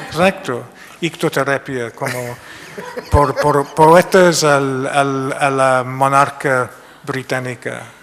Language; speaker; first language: Spanish; non-native, fluent; English